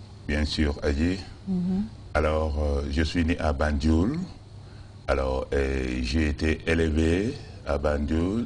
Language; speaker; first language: French; non-native, fluent; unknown